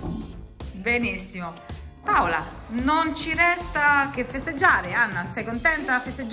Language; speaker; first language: Italian; native; Italian